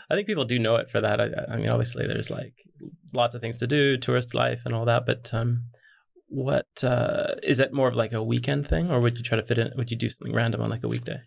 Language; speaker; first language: English; native; English